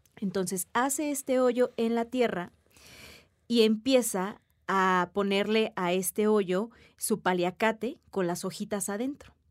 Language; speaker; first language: Spanish; native; Spanish